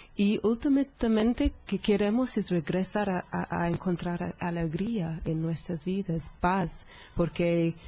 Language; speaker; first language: Spanish; non-native, fluent; English